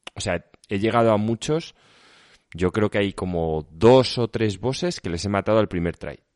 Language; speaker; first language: Spanish; native; Spanish